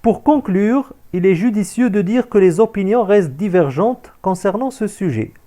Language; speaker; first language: French; non-native, local second language; Arabic